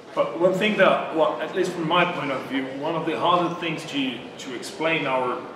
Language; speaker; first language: English; non-native, fluent; Portuguese